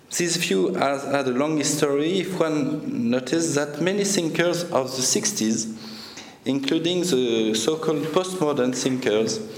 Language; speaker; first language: English; non-native, fluent; French